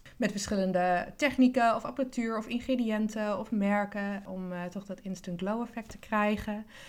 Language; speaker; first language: Dutch; non-native, fluent; English